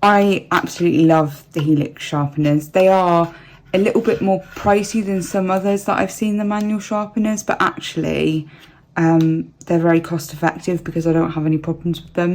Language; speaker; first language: English; native; English